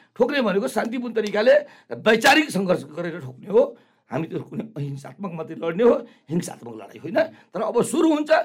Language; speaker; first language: Nepali; non-native, local second language; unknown